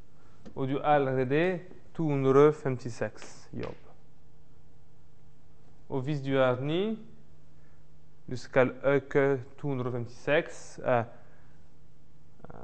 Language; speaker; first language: Norwegian; non-native, learner; French